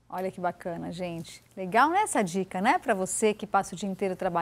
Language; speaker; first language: Portuguese; native; Portuguese